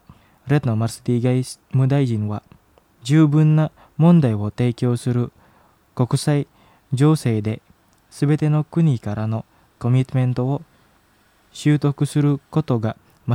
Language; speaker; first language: Japanese; non-native, fluent; Indonesian